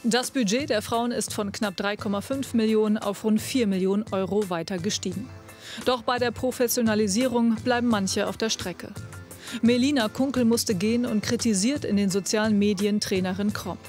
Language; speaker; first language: German; native; German